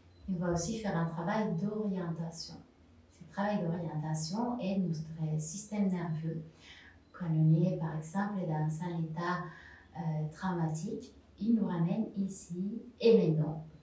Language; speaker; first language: French; non-native, fluent; Spanish